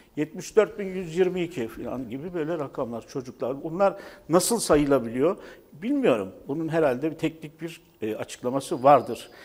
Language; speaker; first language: Turkish; native; Turkish